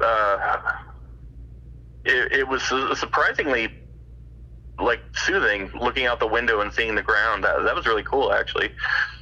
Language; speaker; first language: English; native; English